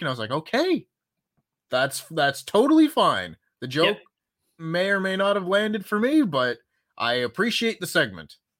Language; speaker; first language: English; native; English